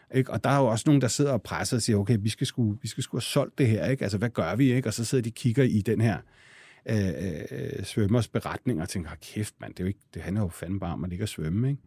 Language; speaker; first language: Danish; native; Danish